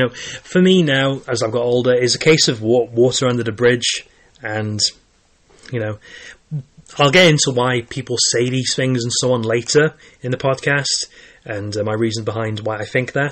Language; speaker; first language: English; native; English